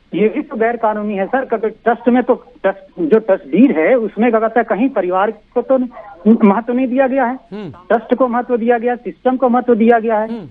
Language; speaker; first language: Hindi; native; Hindi